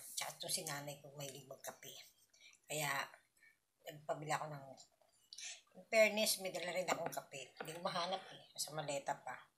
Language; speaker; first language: Filipino; native; Filipino